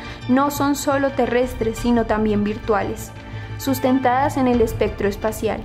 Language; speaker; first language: Spanish; native; Spanish